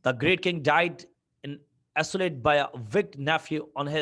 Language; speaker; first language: English; non-native, local second language; Urdu